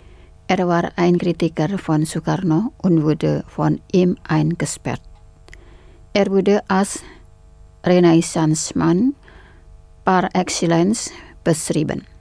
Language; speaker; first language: German; non-native, fluent; Indonesian